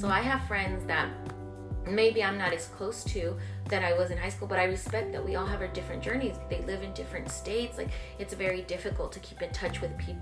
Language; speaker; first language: English; early bilingual, other home language; Spanish